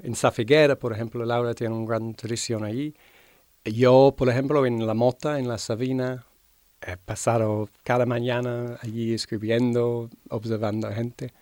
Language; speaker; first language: Spanish; non-native, fluent; English